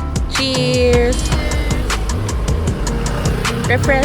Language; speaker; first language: English; non-native, local second language; Filipino